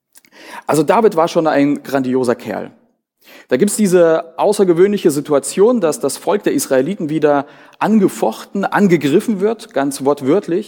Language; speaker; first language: German; native; German